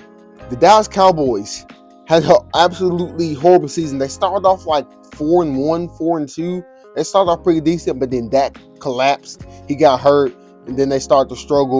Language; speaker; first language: English; native; English